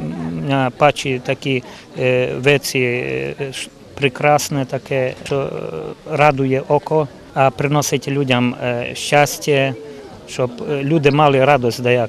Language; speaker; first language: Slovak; early bilingual, heritage; Slovak